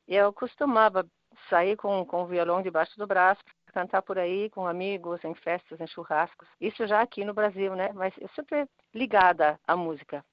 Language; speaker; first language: Portuguese; non-native, fluent; German